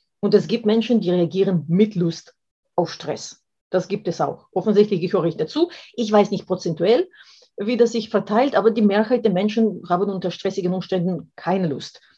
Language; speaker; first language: German; non-native, fluent; Russian